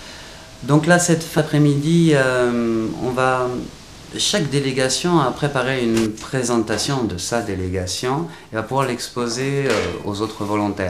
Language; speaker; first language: French; native; French